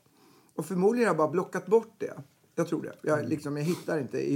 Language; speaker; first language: Swedish; native; Swedish